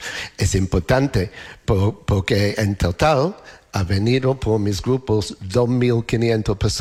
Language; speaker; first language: Spanish; non-native, learner; English